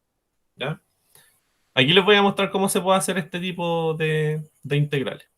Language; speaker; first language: Spanish; native; Spanish